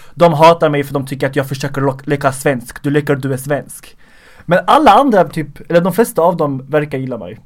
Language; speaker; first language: Swedish; early bilingual, other home language; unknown